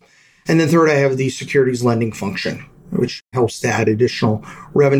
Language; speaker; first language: English; native; English